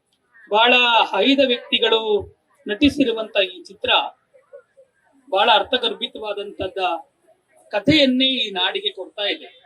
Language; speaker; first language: Kannada; native; Kannada